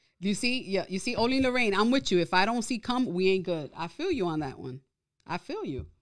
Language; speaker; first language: English; early bilingual, other home language; Spanish